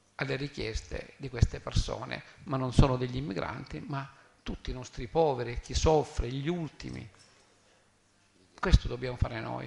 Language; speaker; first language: Italian; native; Italian